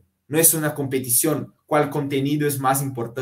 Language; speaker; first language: Spanish; non-native, fluent; Portuguese